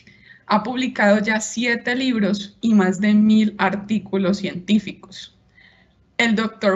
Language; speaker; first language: Spanish; native; Spanish